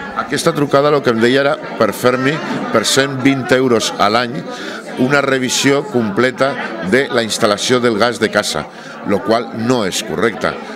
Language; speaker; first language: Catalan; native; Catalan